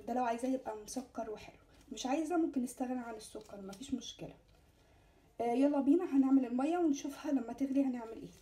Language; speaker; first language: Arabic; native; Arabic